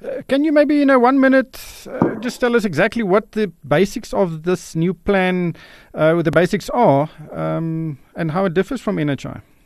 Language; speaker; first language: English; non-native, local second language; Afrikaans